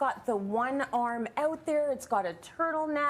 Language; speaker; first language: English; native; English